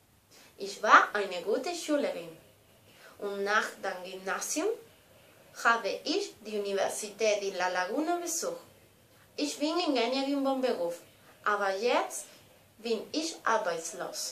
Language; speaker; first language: German; non-native, learner; Spanish